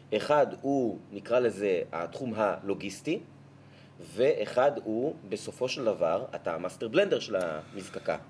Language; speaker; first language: Hebrew; native; Hebrew